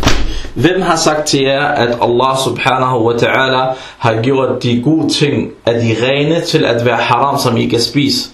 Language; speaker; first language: Danish; early bilingual, other home language; Arabic